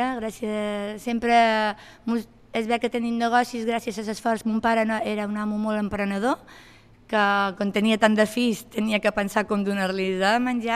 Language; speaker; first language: Catalan; native; Catalan